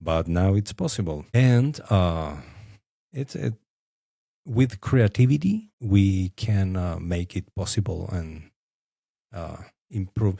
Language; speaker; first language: English; non-native, fluent; Spanish